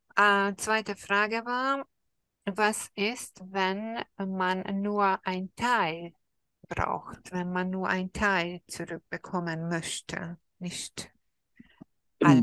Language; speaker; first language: German; non-native, fluent; Hungarian